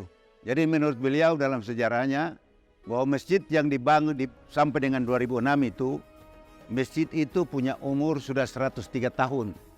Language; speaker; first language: Indonesian; non-native, local second language; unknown